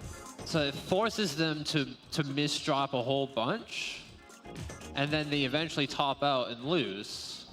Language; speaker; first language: English; native; English